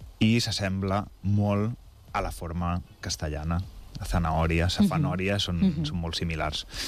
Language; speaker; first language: Catalan; native; Catalan